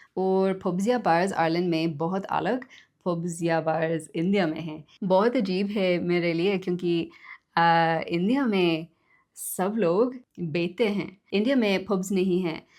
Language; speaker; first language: Hindi; non-native, learner; English